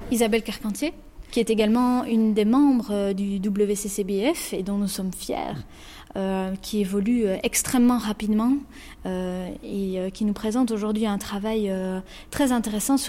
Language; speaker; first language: French; native; French